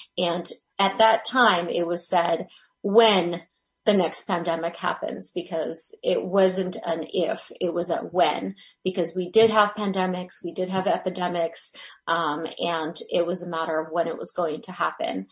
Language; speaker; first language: English; early bilingual, other home language; Russian